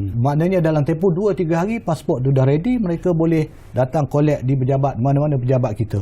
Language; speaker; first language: Malay; native; Malay